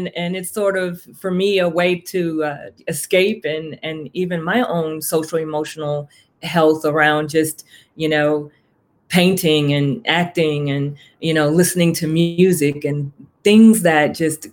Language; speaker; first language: English; native; English